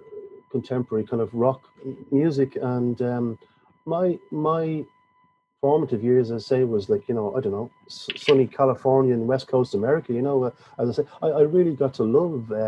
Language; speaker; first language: English; native; English